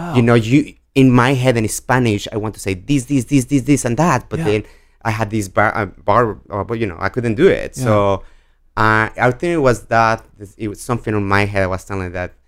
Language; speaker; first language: English; non-native, learner; Spanish